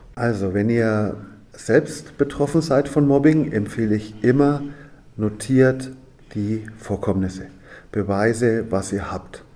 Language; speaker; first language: German; native; German